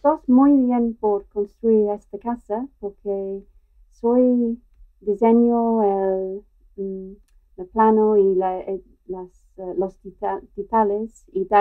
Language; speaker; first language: Spanish; non-native, learner; English